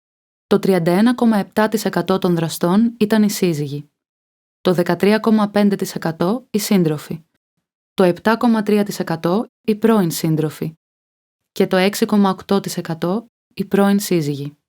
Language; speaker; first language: Greek; native; Greek